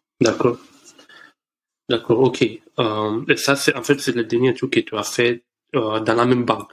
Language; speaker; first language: French; non-native, learner; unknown